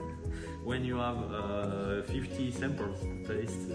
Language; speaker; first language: English; non-native, fluent; French